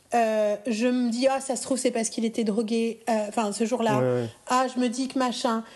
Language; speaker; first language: French; native; French